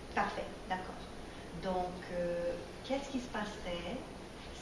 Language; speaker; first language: French; native; French